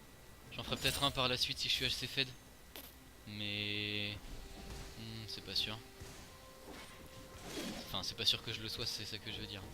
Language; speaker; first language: French; native; French